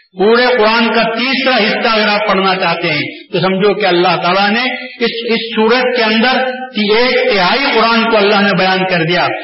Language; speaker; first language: Urdu; native; Urdu